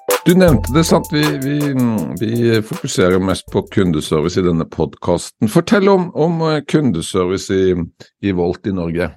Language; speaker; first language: Norwegian; native; Norwegian